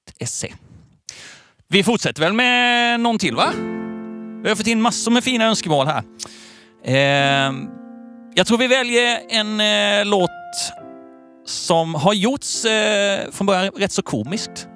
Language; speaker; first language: Swedish; native; Swedish